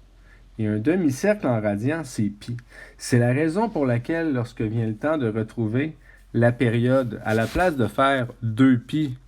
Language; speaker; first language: French; native; French